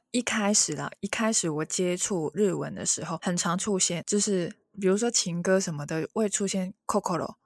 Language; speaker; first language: Chinese; non-native, local second language; Cantonese